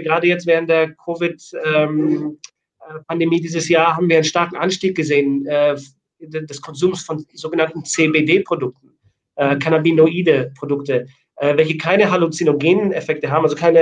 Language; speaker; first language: German; native; German